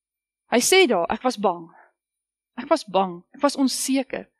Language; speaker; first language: Afrikaans; native; Afrikaans